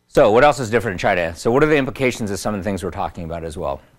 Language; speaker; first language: English; native; English